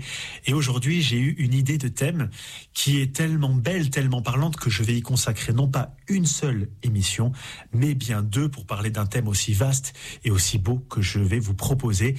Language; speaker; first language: French; native; French